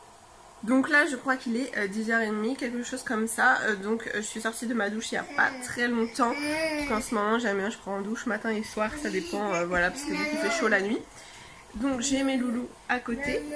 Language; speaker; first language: French; native; French